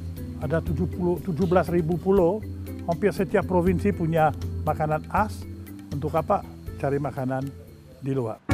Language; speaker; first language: Indonesian; non-native, learner; French